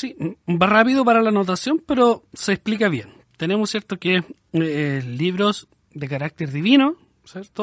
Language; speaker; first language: Spanish; native; Spanish